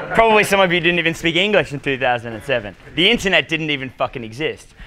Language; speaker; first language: English; native; English